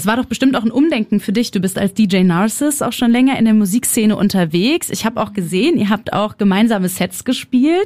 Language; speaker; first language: German; native; German